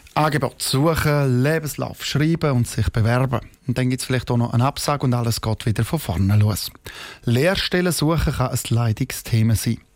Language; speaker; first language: German; native; German